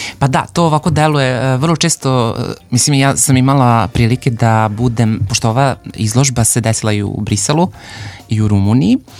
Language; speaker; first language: Serbian; native; Serbian